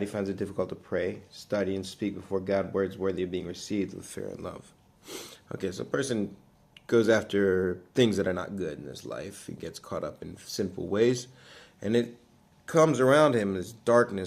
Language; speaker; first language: English; native; English